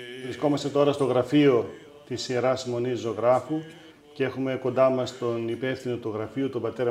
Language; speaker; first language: Greek; native; Greek